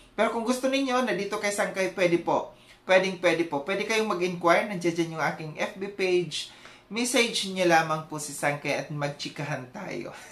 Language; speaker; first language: Filipino; non-native, local second language; Cebuano